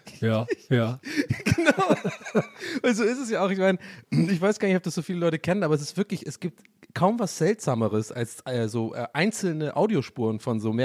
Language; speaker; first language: German; native; German